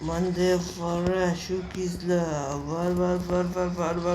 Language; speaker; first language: Turkish; non-native, learner; Uzbek